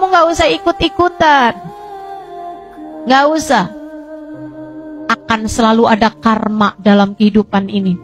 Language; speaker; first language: Indonesian; native; Indonesian